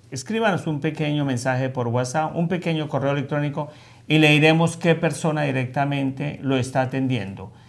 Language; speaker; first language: Spanish; native; Spanish